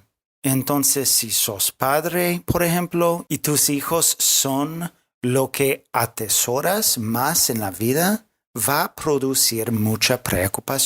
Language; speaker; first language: Spanish; non-native, fluent; English